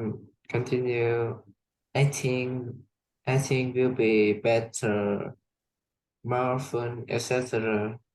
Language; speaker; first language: English; non-native, learner; Vietnamese